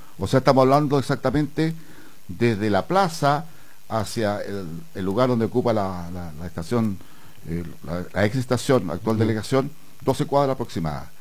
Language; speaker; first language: Spanish; native; Spanish